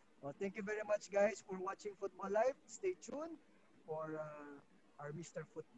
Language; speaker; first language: English; non-native, local second language; Filipino